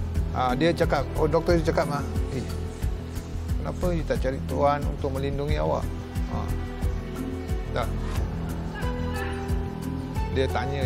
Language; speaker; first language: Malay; non-native, local second language; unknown